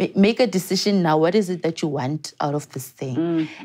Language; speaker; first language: English; non-native, local second language; Southern Sotho